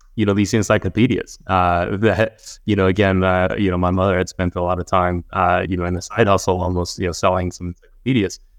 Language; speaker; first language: English; native; English